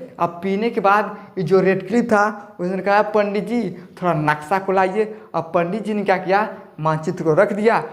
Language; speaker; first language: Hindi; native; Hindi